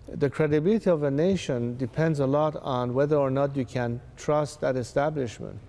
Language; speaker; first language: English; non-native, fluent; Persian